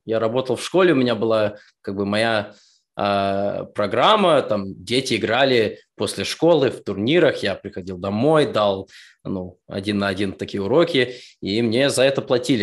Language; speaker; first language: Russian; early bilingual, heritage; Russian